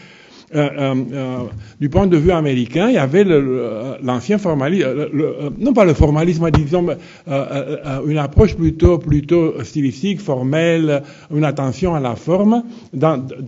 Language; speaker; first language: French; non-native, fluent; Romanian